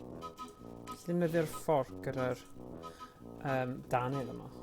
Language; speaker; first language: Welsh; native; Welsh